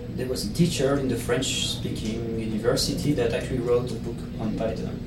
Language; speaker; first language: English; non-native, fluent; Italian